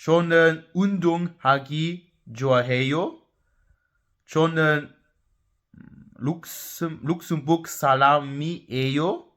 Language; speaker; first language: Korean; non-native, learner; Luxembourgish